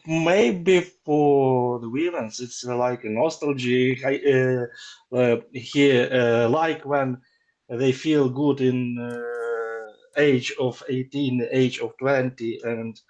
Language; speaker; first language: English; non-native, learner; Ukrainian